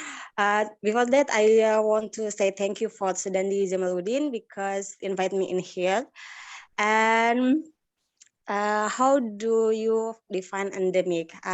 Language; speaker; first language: English; non-native, learner; Indonesian